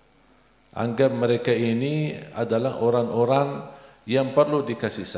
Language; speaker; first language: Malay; non-native, fluent; Arabic